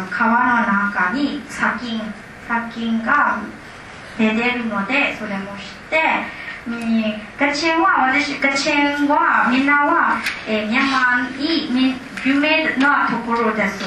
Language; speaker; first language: Japanese; non-native, learner; Burmese